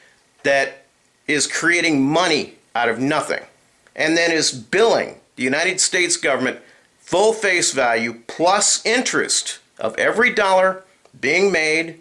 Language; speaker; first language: English; native; English